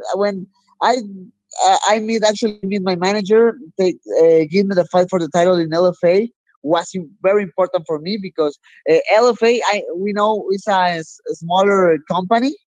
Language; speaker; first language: English; non-native, learner; Spanish